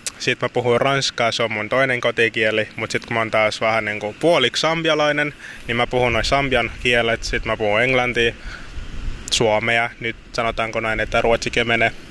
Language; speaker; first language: Finnish; early bilingual, other home language; Lingala